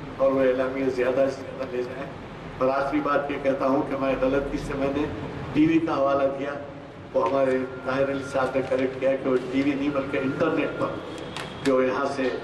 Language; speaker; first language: Urdu; native; Urdu